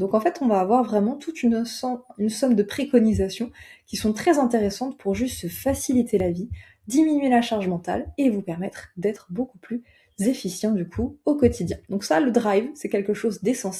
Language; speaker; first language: French; native; French